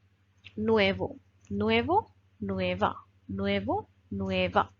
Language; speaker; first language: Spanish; non-native, learner; Hindi